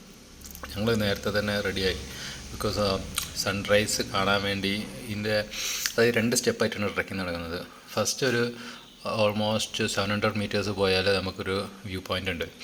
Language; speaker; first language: Malayalam; native; Malayalam